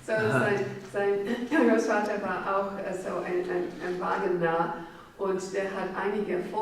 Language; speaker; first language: German; non-native, fluent; English